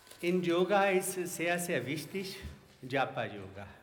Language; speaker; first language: German; non-native, learner; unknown